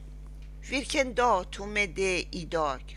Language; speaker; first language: Swedish; non-native, learner; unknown